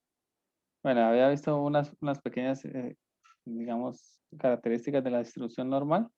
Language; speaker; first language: Spanish; native; Spanish